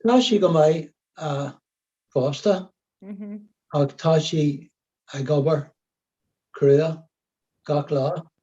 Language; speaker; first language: Irish; non-native, local second language; English